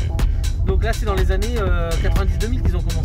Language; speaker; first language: French; native; French